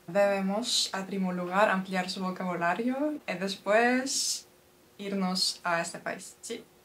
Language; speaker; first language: Spanish; non-native, fluent; Turkish